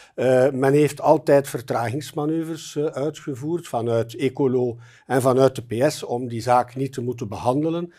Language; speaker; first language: Dutch; native; Dutch